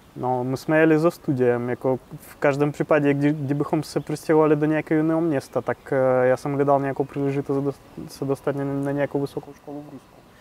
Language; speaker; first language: Czech; non-native, fluent; Russian